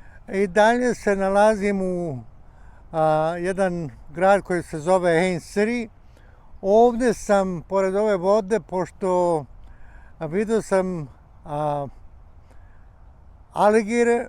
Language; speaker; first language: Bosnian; non-native, local second language; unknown